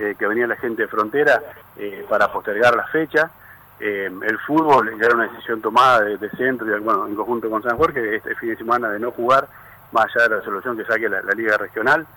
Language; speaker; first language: Spanish; native; Spanish